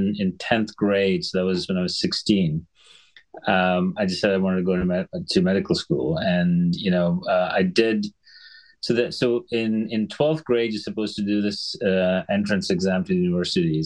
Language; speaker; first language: English; non-native, local second language; Sinhala